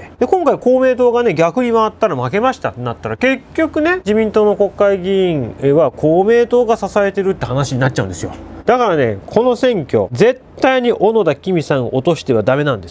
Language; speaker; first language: Japanese; native; Japanese